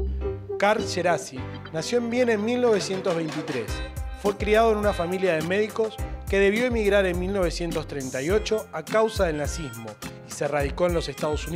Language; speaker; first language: Spanish; native; Spanish